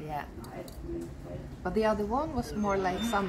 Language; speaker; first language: English; non-native, fluent; Norwegian